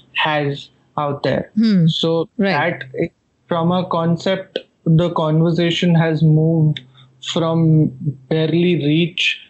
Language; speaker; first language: English; non-native, local second language; Hindi